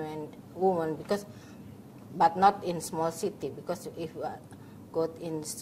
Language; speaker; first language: English; non-native, learner; Indonesian